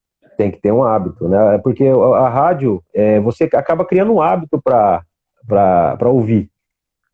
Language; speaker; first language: Portuguese; native; Portuguese